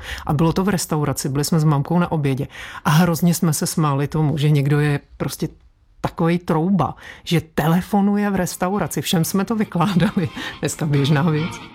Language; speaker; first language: Czech; native; Czech